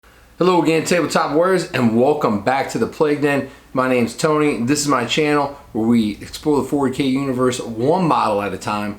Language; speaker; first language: English; native; English